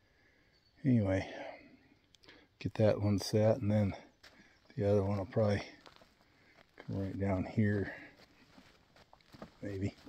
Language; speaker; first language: English; native; English